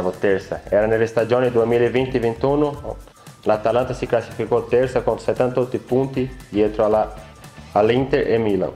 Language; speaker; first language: Italian; non-native, fluent; Portuguese